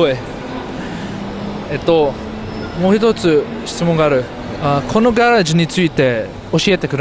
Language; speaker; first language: Japanese; non-native, learner; English